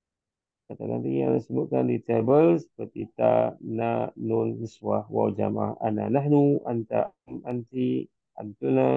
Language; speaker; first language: Indonesian; non-native, learner; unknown